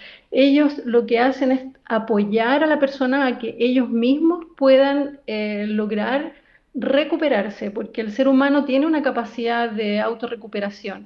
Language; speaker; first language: Spanish; native; Spanish